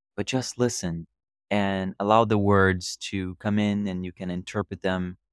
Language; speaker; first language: English; non-native, fluent; Portuguese